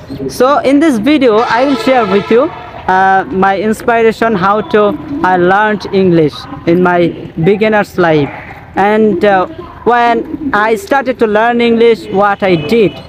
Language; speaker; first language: English; non-native, learner; Bangla